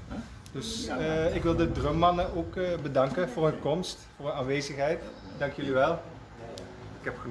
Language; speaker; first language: Dutch; native; Dutch